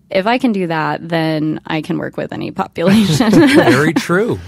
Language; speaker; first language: English; native; English